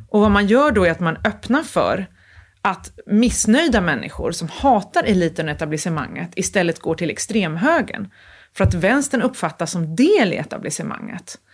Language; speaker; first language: Swedish; native; Swedish